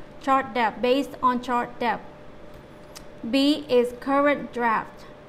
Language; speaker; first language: English; non-native, fluent; Vietnamese